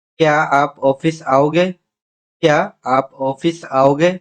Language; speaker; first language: Hindi; non-native, learner; Bangla